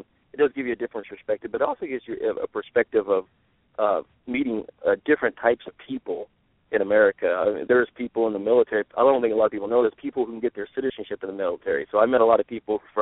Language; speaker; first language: English; native; English